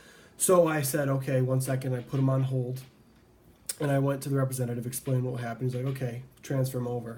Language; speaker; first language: English; native; English